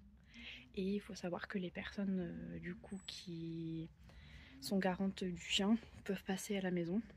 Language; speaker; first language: French; native; French